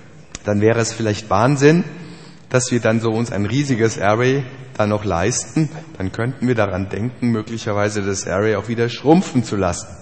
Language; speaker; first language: German; native; German